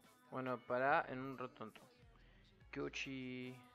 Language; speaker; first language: Spanish; native; Spanish